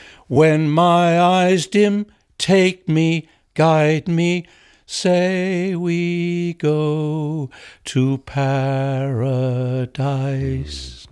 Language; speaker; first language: English; native; English